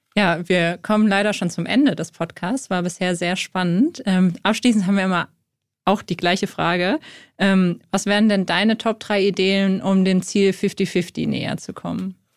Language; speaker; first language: German; native; German